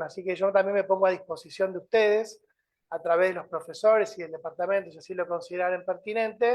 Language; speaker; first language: Spanish; native; Spanish